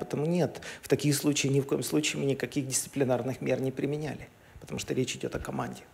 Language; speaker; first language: Russian; native; Russian